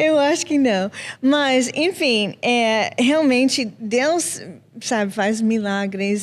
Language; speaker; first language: Portuguese; non-native, fluent; English